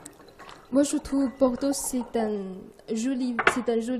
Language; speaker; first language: French; non-native, learner; Chinese